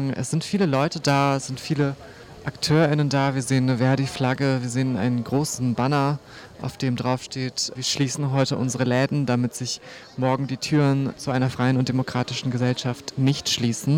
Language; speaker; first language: German; native; German